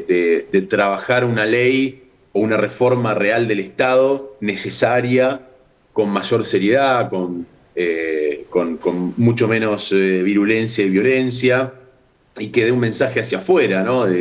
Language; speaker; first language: Spanish; native; Spanish